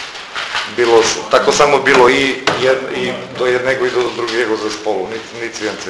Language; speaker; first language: Polish; non-native, fluent; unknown